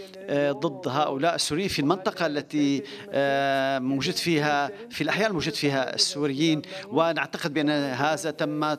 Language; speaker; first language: Arabic; non-native, fluent; Turkish